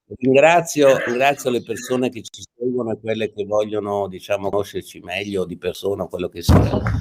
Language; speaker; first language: Italian; native; Italian